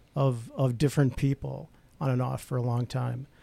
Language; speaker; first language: English; native; English